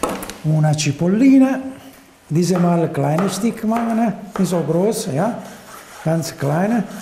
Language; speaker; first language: German; non-native, learner; Italian